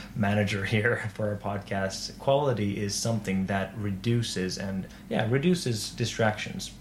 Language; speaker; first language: English; non-native, fluent; Finnish